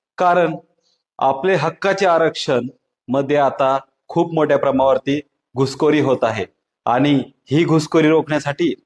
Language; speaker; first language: Marathi; non-native, local second language; Bhili